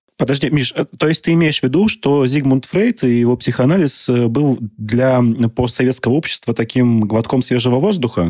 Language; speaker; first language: Russian; native; Russian